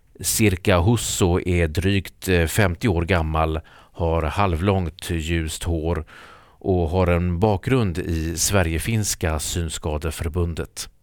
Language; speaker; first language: Swedish; native; Swedish